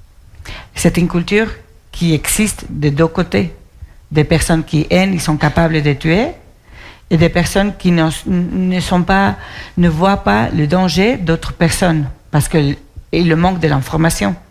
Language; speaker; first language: French; non-native, fluent; Spanish